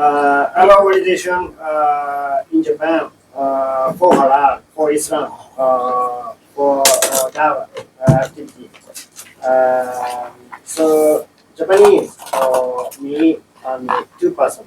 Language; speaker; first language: English; non-native, learner; Japanese